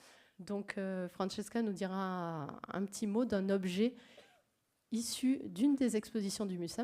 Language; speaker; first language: French; native; French